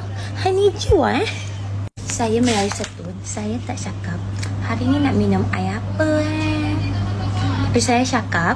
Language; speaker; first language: Malay; native; Malay